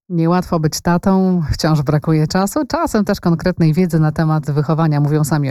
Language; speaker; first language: Polish; native; Polish